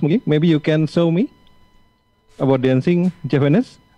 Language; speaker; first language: English; non-native, fluent; Indonesian